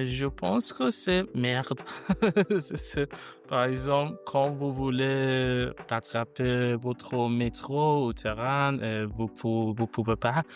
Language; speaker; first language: French; non-native, learner; Persian